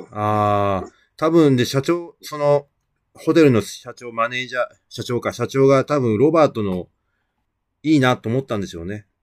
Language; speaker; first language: Japanese; native; Japanese